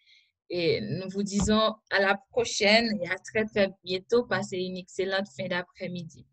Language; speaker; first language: French; non-native, local second language; Haitian Creole